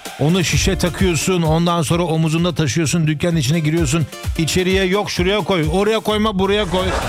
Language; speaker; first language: Turkish; early bilingual, heritage; Turkish